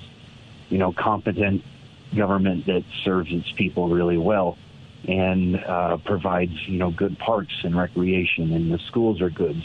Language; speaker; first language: English; native; English